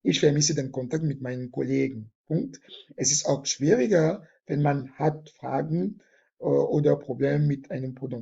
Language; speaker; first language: German; non-native, fluent; French